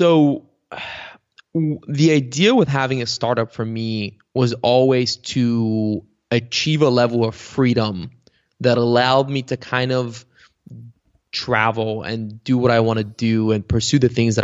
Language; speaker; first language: English; early bilingual, other home language; Bulgarian